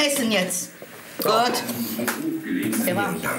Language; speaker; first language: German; non-native, learner; Turkish